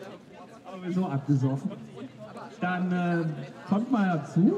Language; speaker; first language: German; native; German